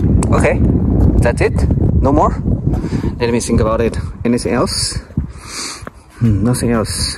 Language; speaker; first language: English; non-native, learner; Chinese